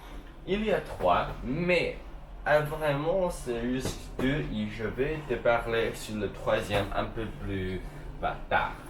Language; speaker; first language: French; non-native, learner; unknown